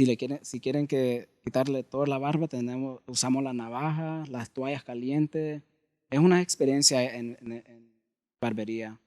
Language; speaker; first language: Spanish; early bilingual, heritage; Spanish